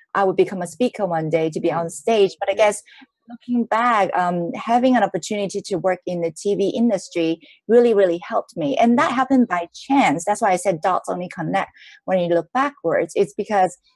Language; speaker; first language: English; non-native, local second language; Cantonese